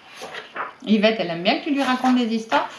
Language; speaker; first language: French; native; French